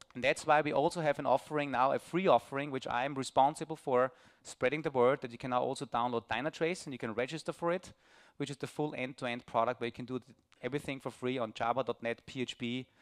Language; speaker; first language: English; non-native, fluent; German